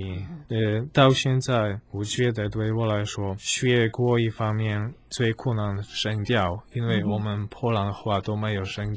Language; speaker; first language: Chinese; non-native, fluent; Polish